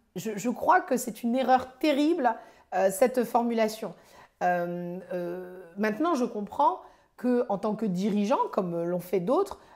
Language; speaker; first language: French; native; French